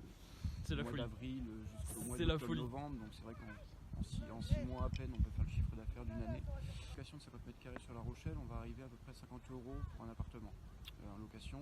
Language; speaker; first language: French; native; French